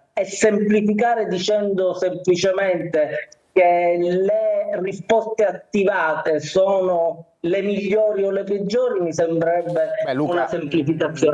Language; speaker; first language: Italian; native; Italian